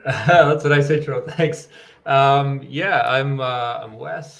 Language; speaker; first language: English; native; English